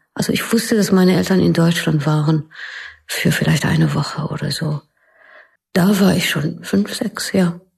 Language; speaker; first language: German; non-native, fluent; Arabic